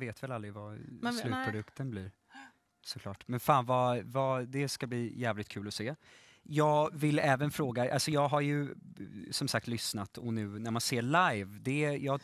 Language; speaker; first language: Swedish; native; Swedish